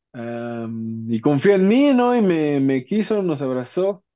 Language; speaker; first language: Spanish; native; Spanish